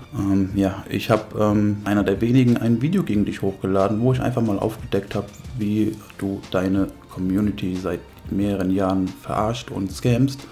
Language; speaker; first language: German; native; German